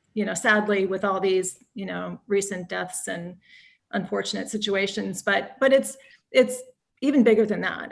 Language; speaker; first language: English; native; English